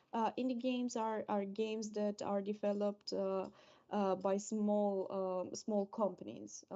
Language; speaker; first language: English; non-native, fluent; Romanian